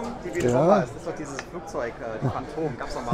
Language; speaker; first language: German; native; German